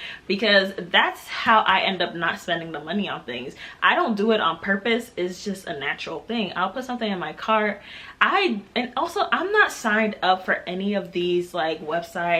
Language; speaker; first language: English; native; English